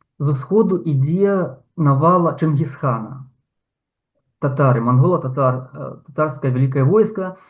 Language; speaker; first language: Belarusian; non-native, local second language; Russian